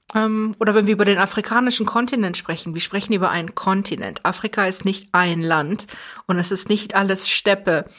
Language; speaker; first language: German; early bilingual, other home language; Persian